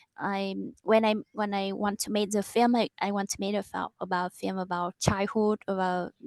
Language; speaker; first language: English; non-native, learner; Vietnamese